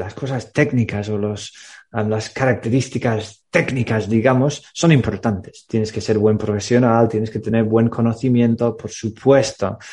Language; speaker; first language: Spanish; non-native, fluent; English